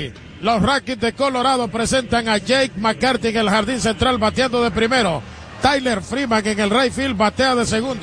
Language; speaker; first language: Spanish; native; Spanish